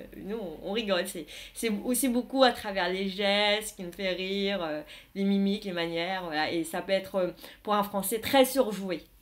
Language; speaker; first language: French; non-native, fluent; Vietnamese